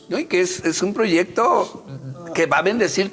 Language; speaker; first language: Spanish; native; Spanish